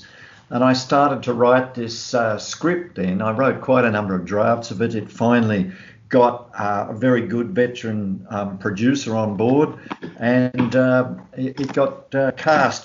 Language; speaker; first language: English; native; English